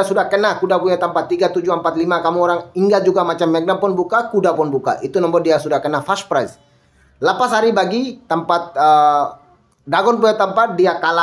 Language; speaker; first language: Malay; non-native, learner; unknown